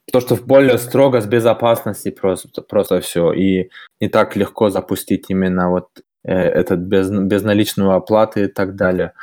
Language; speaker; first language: Russian; early bilingual, heritage; German